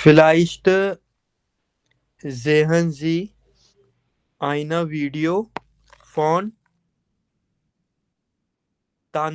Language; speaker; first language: German; non-native, fluent; Hindi